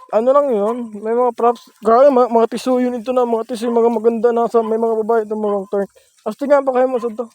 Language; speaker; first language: Filipino; non-native, local second language; Masbatenyo